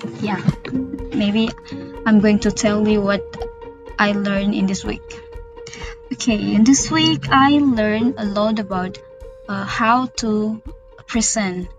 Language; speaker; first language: English; non-native, learner; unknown